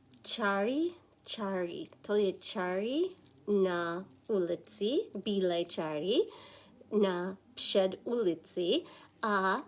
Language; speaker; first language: Czech; non-native, learner; English